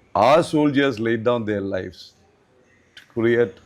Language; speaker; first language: English; non-native, local second language; Malayalam